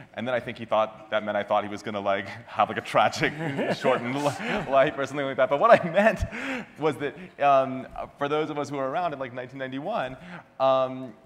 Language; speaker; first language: English; native; English